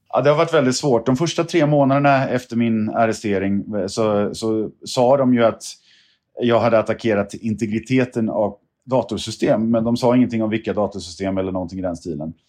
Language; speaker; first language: Swedish; native; Swedish